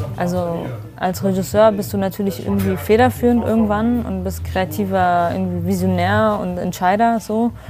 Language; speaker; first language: German; early bilingual, other home language; Kurdish